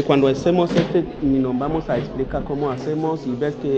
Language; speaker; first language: Spanish; non-native, learner; Bini